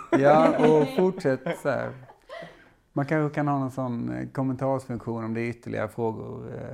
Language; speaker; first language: Swedish; native; Swedish